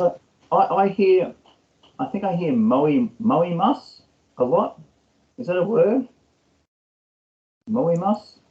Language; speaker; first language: English; non-native, learner; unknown